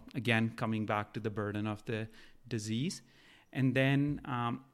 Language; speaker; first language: English; non-native, local second language; Punjabi